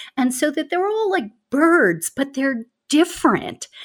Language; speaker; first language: English; native; English